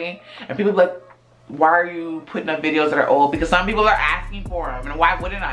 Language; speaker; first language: English; native; English